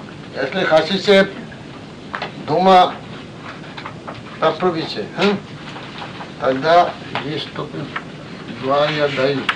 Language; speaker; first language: Russian; non-native, learner; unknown